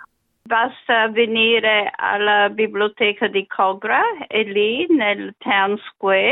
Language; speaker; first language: Italian; early bilingual, other home language; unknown